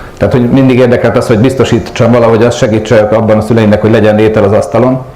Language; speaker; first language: Hungarian; native; Hungarian